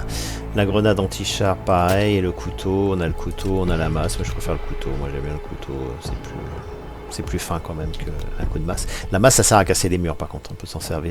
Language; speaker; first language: French; native; French